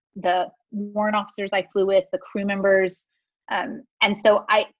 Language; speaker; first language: English; native; English